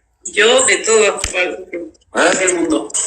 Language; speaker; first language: Spanish; non-native, learner; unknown